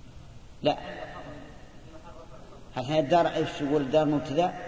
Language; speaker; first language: Arabic; native; Arabic